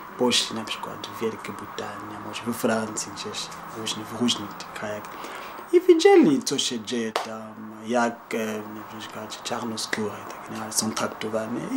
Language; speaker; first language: Polish; non-native, fluent; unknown